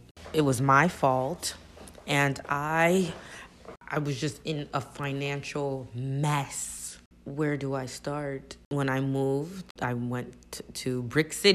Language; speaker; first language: English; early bilingual, other home language; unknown